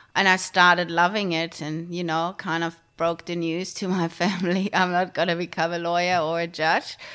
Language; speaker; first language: English; non-native, fluent; German